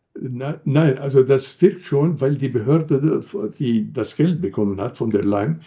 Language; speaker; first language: German; non-native, fluent; Arabic